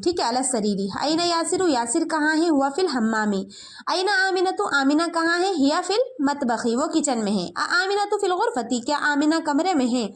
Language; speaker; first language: Urdu; native; Urdu